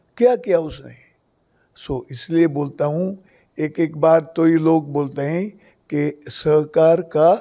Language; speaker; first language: Hindi; non-native, local second language; Konkani